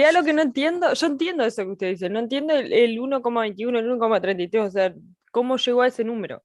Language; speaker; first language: Spanish; native; Spanish